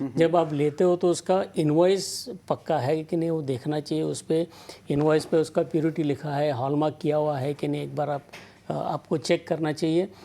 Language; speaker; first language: Hindi; non-native, local second language; Gujarati